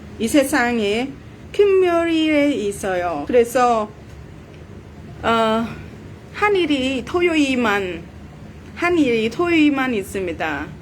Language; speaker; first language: Korean; non-native, learner; Vietnamese